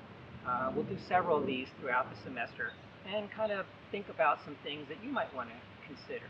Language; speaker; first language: English; native; English